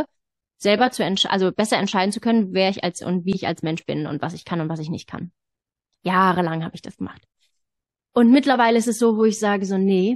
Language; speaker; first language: German; native; German